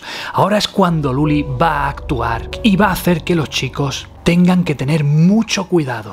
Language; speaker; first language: Spanish; native; Spanish